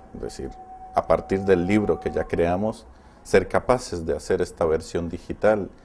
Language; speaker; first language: Spanish; native; Spanish